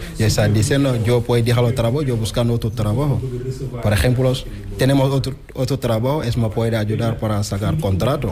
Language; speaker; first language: Spanish; non-native, learner; Wolof